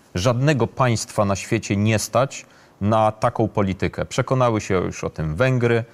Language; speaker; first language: Polish; native; Polish